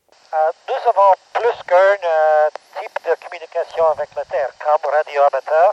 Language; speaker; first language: French; non-native, local second language; English